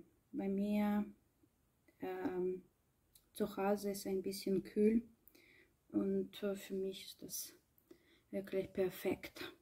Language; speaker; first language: German; non-native, learner; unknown